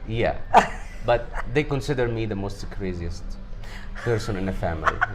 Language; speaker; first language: English; non-native, fluent; Arabic